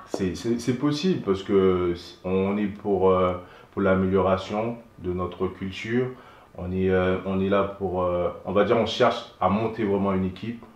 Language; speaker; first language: French; non-native, local second language; Haitian Creole